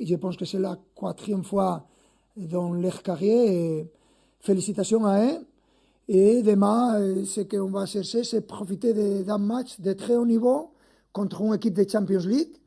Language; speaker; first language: French; non-native, fluent; Spanish